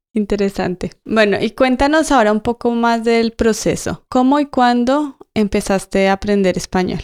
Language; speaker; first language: Spanish; native; Spanish